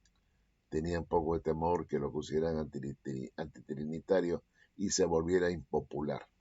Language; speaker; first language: Spanish; native; Spanish